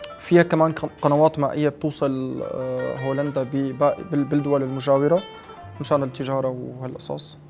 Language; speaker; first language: Arabic; native; Arabic